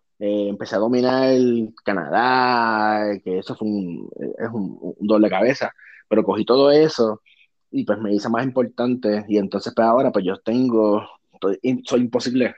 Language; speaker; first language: Spanish; native; Spanish